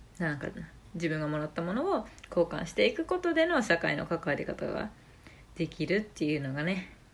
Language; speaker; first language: Japanese; native; Japanese